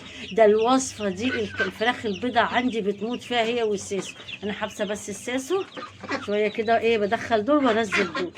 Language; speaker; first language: Arabic; native; Arabic